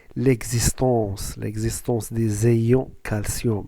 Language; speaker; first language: French; non-native, local second language; Arabic